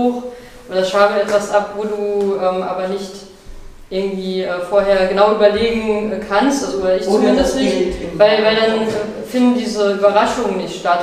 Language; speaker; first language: German; native; German